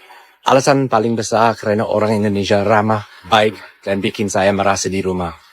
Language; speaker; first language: Indonesian; non-native, fluent; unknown